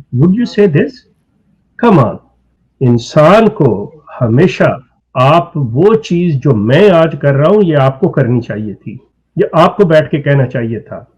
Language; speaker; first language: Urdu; native; Urdu